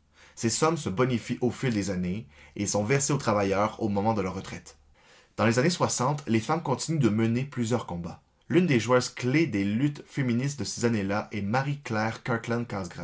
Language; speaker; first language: French; native; French